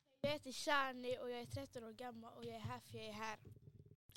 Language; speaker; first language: Swedish; early bilingual, other home language; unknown